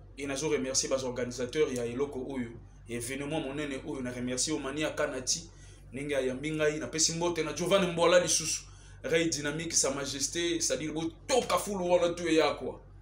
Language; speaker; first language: Lingala; native; Lingala